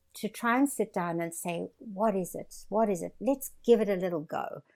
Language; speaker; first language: English; native; English